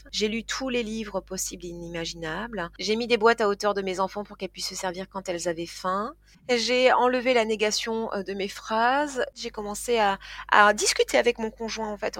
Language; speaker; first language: French; native; French